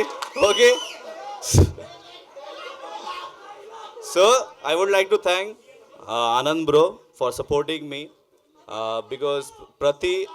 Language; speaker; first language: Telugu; non-native, local second language; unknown